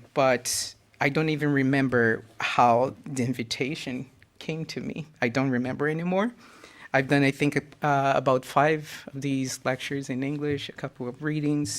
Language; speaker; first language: English; non-native, fluent; Portuguese